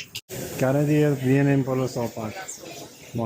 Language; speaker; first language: Spanish; non-native, learner; English